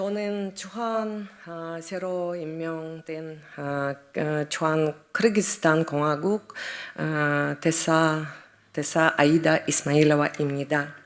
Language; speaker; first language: Korean; non-native, learner; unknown